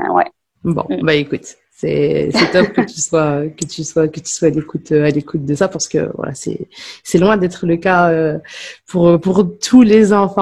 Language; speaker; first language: French; native; French